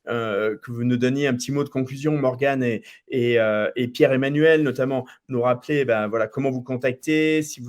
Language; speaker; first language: French; native; French